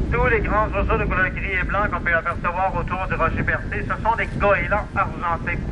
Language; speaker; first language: French; native; French